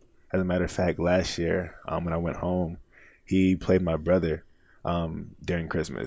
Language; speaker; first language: English; native; English